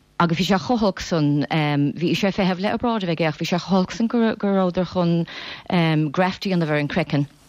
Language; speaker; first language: Irish; native; Irish